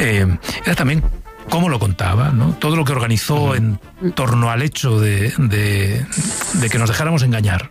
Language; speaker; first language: Spanish; native; Spanish